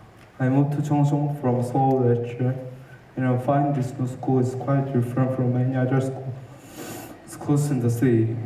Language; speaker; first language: English; non-native, fluent; Korean